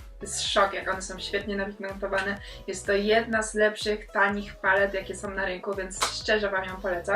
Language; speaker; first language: Polish; native; Polish